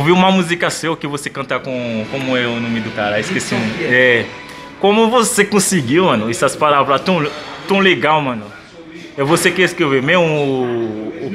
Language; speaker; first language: Portuguese; non-native, fluent; Haitian Creole